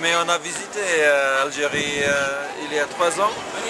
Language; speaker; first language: French; non-native, fluent; English